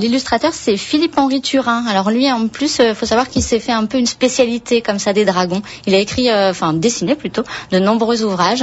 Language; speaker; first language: French; native; French